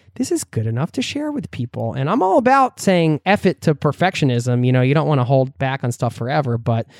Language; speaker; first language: English; native; English